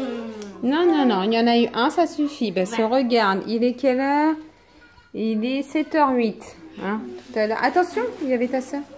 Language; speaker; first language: French; native; French